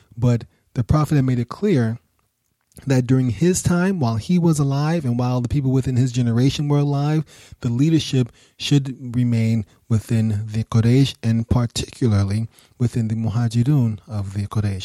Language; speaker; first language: English; native; English